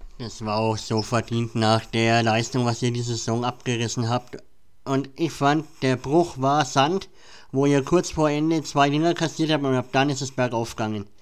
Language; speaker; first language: German; native; German